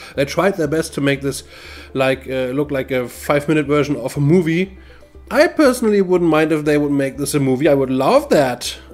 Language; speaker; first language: English; non-native, fluent; German